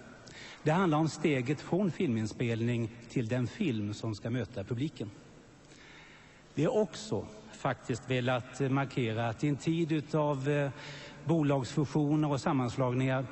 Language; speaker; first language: Swedish; native; Swedish